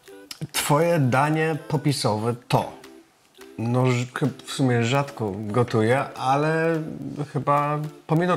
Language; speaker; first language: Polish; non-native, fluent; English